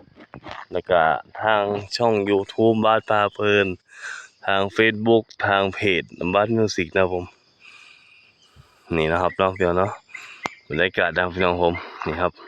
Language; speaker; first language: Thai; non-native, local second language; Northeastern Thai